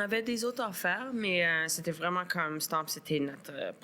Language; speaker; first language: French; non-native, local second language; English